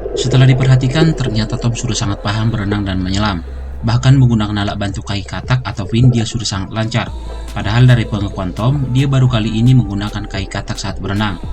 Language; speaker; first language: Indonesian; native; Indonesian